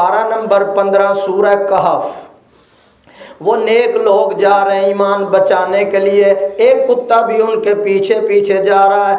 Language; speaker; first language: Urdu; non-native, local second language; Punjabi